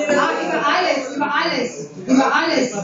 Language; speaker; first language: German; non-native, fluent; Tigrinya